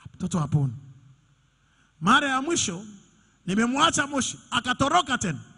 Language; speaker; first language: Swahili; non-native, local second language; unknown